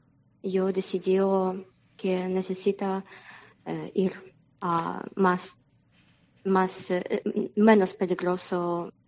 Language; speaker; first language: Spanish; non-native, learner; Ukrainian